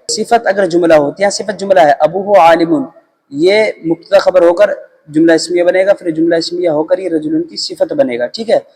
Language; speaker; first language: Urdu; native; Urdu